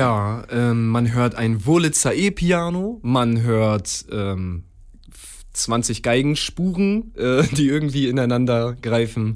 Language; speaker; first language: German; native; German